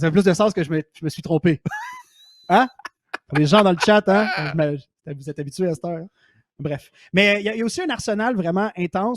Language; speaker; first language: French; native; French